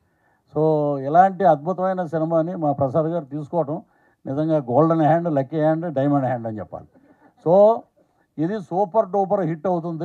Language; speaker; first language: Telugu; native; Telugu